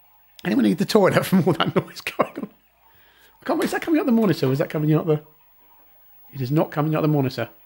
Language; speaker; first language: English; native; English